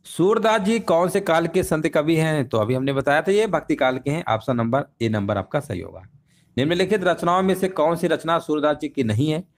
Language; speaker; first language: Hindi; native; Hindi